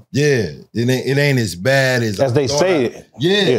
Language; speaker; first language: English; native; English